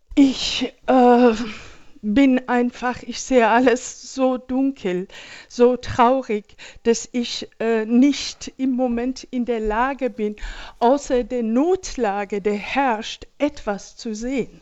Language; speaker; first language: German; non-native, fluent; Persian